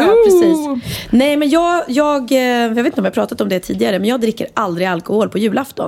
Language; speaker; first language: Swedish; native; Swedish